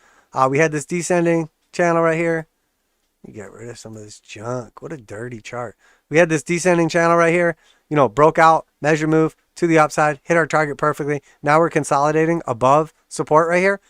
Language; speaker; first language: English; native; English